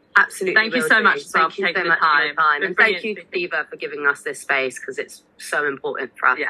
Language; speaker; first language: English; native; English